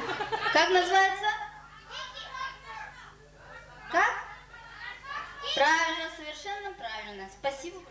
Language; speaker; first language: Russian; non-native, local second language; Yakut